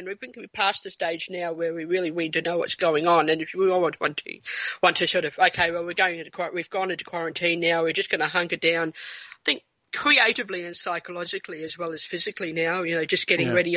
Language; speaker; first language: English; native; English